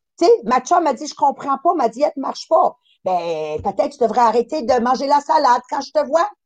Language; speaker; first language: French; native; French